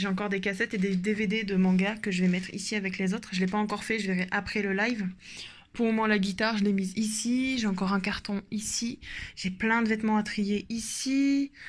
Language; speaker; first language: French; native; French